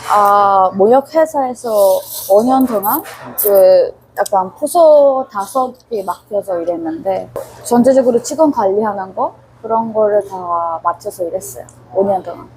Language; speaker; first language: Korean; non-native, fluent; Sinhala